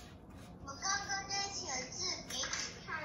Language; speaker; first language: Chinese; early bilingual, heritage; English